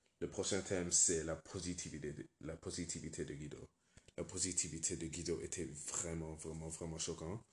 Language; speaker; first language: French; non-native, learner; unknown